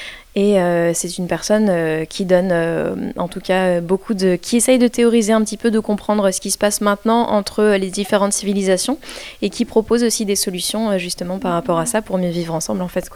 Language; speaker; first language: French; native; French